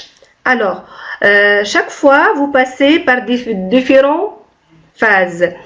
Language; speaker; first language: French; non-native, local second language; Arabic